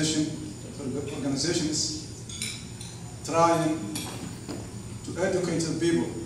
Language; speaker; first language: English; non-native, learner; Somali